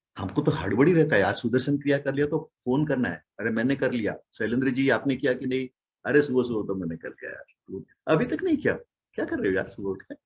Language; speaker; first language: Hindi; non-native, local second language; Odia